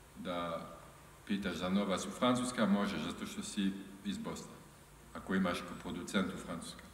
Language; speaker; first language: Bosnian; non-native, learner; French